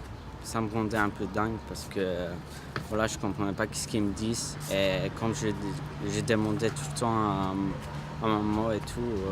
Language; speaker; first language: French; non-native, fluent; Armenian